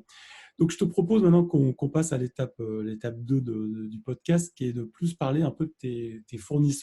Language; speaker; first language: French; native; French